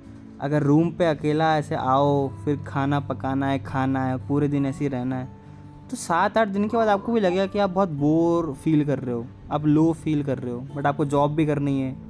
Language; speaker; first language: Hindi; native; Hindi